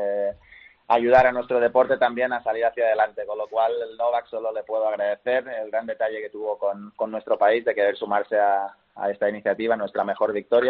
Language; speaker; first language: Spanish; native; Spanish